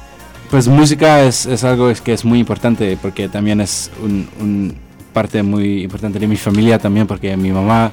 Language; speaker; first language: Spanish; early bilingual, heritage; Spanish